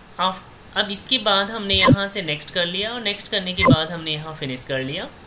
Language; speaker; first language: Hindi; native; Hindi